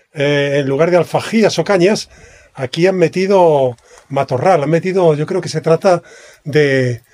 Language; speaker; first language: Spanish; native; Spanish